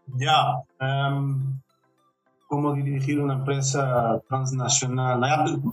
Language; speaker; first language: Spanish; non-native, fluent; Dutch